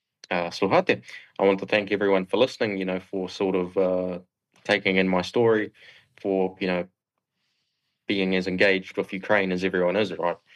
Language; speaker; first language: English; native; English